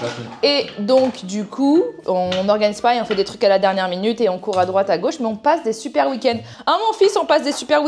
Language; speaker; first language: French; native; French